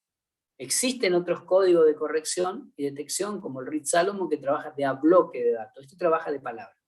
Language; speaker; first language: Spanish; native; Spanish